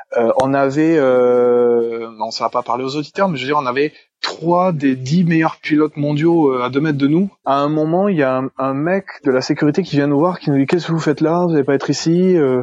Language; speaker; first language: French; native; French